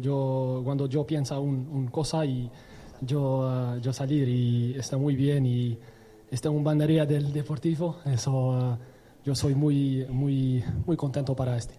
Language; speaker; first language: Spanish; non-native, learner; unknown